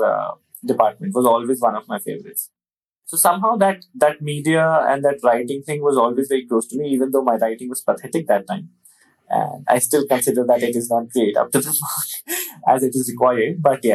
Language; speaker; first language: English; non-native, local second language; Hindi